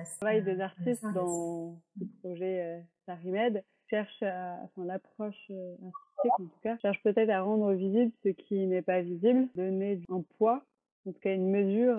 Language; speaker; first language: French; native; French